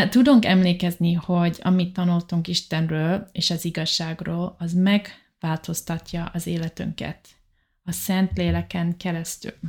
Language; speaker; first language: Hungarian; non-native, learner; English